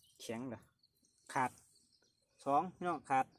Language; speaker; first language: Thai; non-native, local second language; Lao